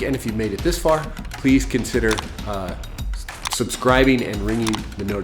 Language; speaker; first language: English; native; English